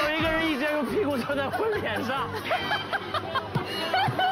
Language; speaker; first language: Chinese; native; Chinese